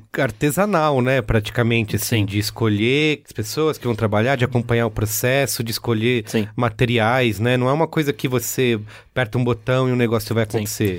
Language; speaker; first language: Portuguese; native; Portuguese